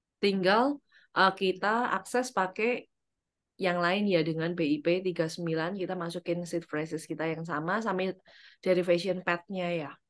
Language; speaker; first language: Indonesian; native; Indonesian